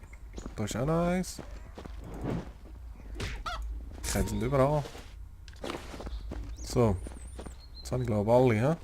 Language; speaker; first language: German; native; German